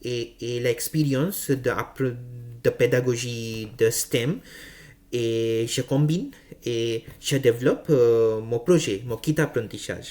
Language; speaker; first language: French; non-native, learner; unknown